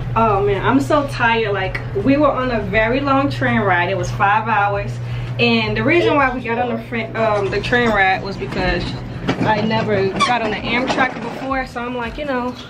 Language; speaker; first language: English; native; English